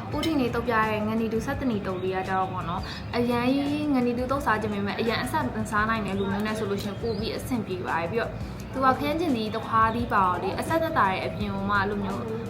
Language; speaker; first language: Burmese; native; Burmese